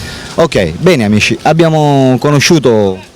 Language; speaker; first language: Italian; native; Italian